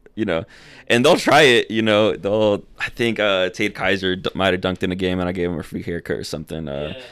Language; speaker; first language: English; early bilingual, other home language; Spanish